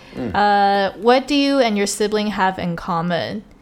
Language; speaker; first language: English; early bilingual, other home language; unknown